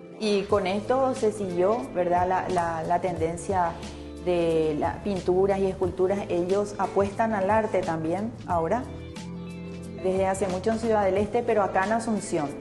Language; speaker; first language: Spanish; early bilingual, other home language; Italian